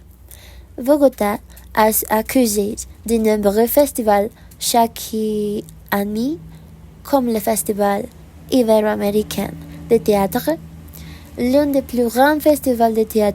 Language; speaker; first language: French; non-native, learner; Spanish